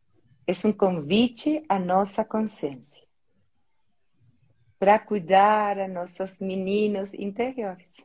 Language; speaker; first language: Portuguese; non-native, learner; Spanish